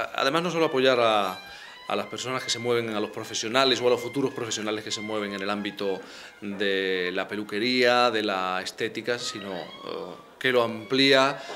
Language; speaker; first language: Spanish; native; Spanish